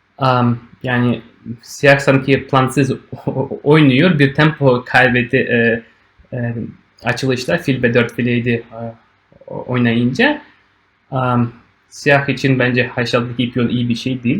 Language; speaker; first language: Turkish; non-native, fluent; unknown